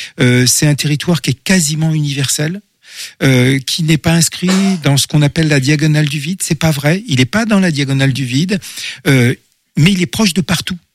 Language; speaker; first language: French; native; French